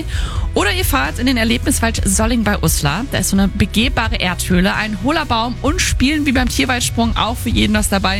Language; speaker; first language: German; native; German